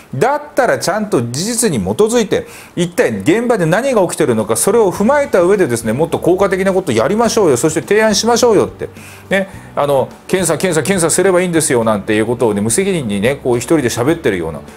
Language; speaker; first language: Japanese; native; Japanese